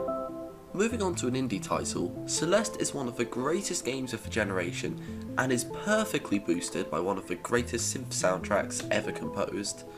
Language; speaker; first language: English; native; English